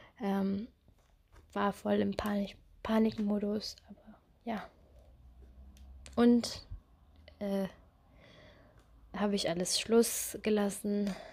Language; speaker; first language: German; non-native, fluent; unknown